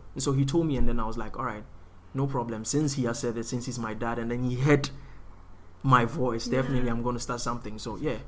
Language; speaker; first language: English; non-native, local second language; Akan